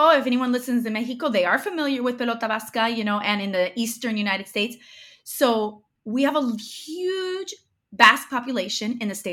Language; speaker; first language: English; early bilingual, other home language; Spanish